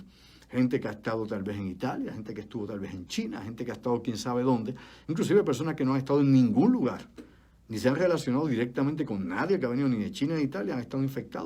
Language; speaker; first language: Spanish; native; Spanish